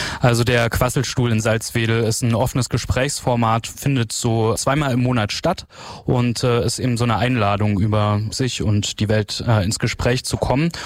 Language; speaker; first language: German; native; German